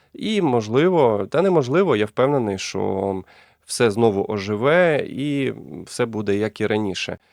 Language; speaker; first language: Ukrainian; non-native, local second language; Russian